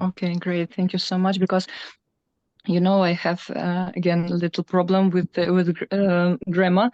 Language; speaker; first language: English; non-native, learner; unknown